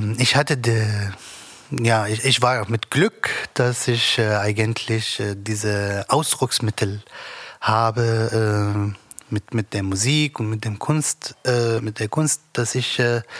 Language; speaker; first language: German; non-native, learner; Arabic